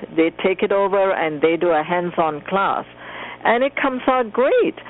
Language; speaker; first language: English; non-native, local second language; Tamil